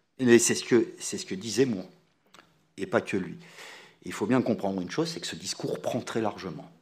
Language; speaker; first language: French; native; French